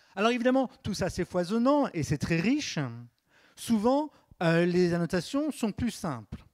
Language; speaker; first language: French; native; French